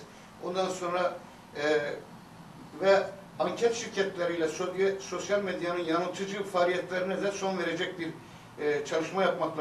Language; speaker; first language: Turkish; native; Turkish